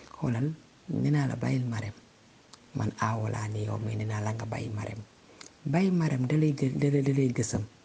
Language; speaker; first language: Wolof; non-native, local second language; Jola-Fonyi